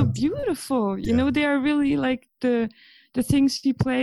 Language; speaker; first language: English; non-native, fluent; Swedish